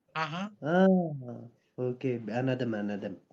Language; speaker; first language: Turkish; non-native, fluent; Persian